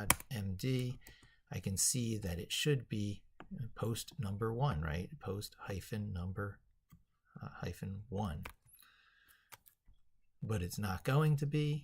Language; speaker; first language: English; native; English